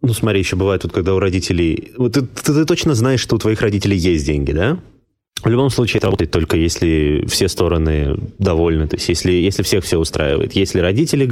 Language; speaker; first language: Russian; native; Russian